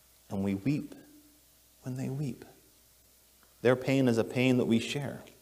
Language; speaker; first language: English; native; English